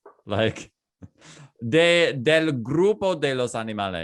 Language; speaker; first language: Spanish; non-native, fluent; English